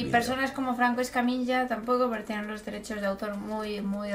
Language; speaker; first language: Spanish; native; Spanish